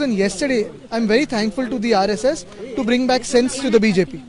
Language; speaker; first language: English; non-native, local second language; Marathi